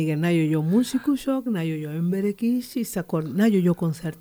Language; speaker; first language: Hungarian; non-native, learner; Spanish